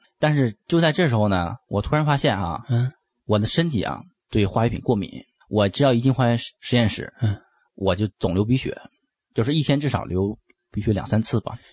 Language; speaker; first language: Chinese; native; Chinese